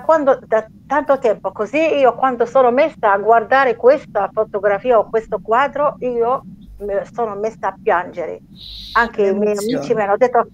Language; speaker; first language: Italian; non-native, learner; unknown